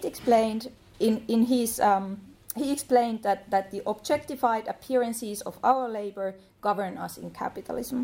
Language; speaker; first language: English; non-native, fluent; Finnish